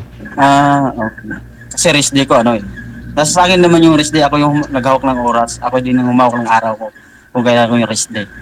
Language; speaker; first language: Filipino; non-native, local second language; Cebuano